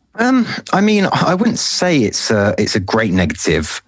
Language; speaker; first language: English; native; English